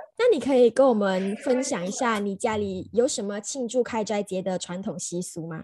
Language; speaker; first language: Chinese; native; Chinese